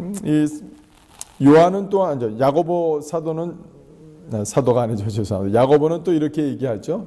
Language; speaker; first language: Korean; native; Korean